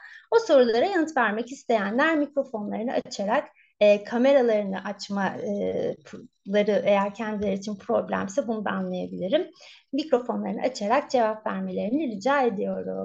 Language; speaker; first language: Turkish; native; Turkish